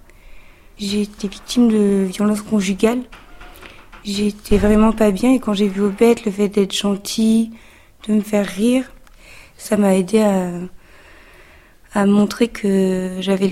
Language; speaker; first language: French; native; French